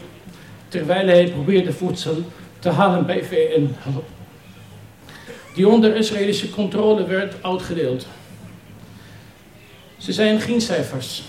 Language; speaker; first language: Dutch; non-native, fluent; Arabic